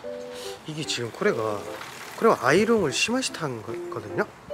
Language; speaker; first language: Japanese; non-native, fluent; Korean